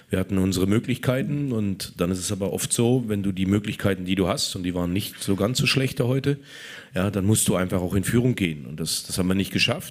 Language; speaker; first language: German; native; German